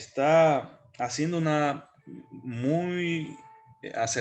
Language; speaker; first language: Spanish; native; Spanish